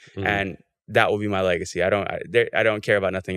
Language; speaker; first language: English; native; English